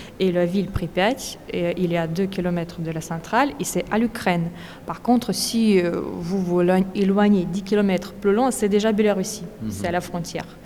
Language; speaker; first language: French; non-native, fluent; Russian